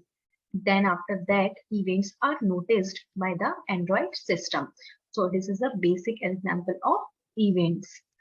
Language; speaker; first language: English; non-native, local second language; Hindi